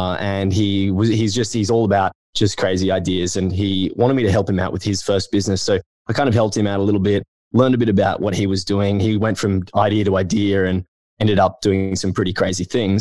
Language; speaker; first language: English; native; English